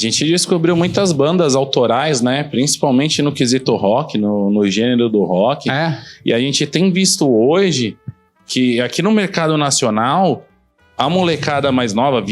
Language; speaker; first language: Portuguese; native; Portuguese